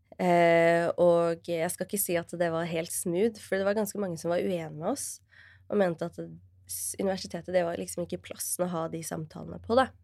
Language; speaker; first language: Norwegian; early bilingual, other home language; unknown